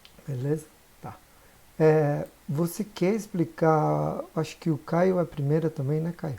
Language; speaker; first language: Portuguese; native; Portuguese